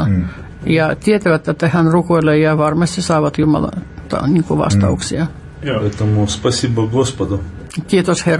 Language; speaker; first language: Finnish; non-native, fluent; Russian